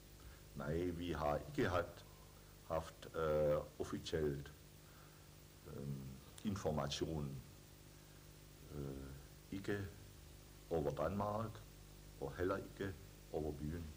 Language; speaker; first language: Danish; non-native, fluent; German